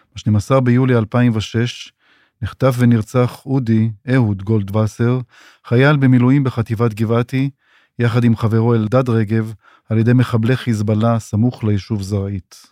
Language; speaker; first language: Hebrew; native; Hebrew